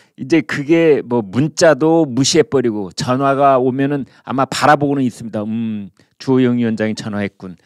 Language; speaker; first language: Korean; native; Korean